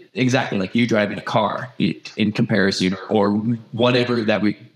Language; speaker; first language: English; native; English